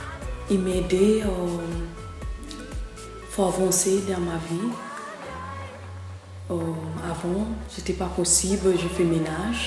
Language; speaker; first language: French; non-native, learner; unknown